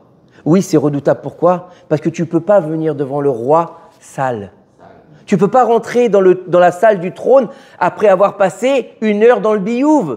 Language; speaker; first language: French; native; French